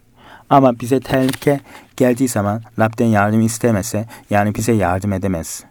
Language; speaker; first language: Turkish; non-native, fluent; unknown